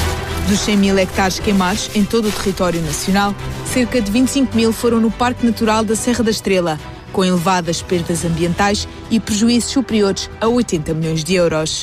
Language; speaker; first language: Portuguese; native; Portuguese